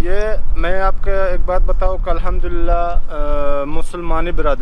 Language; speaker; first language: Hindi; non-native, learner; Pashto